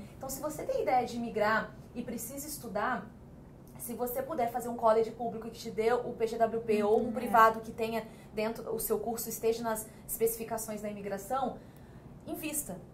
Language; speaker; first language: Portuguese; native; Portuguese